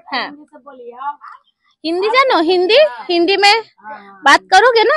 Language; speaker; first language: Hindi; non-native, local second language; Bangla